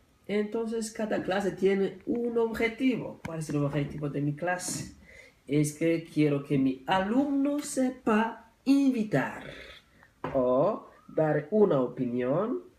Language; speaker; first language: Spanish; non-native, fluent; French